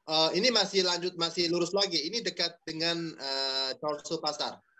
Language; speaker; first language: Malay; non-native, fluent; Uzbek